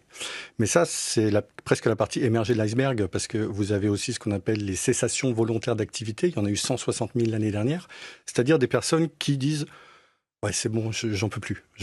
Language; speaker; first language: French; native; French